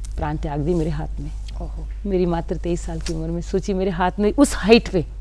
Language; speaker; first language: Hindi; native; Hindi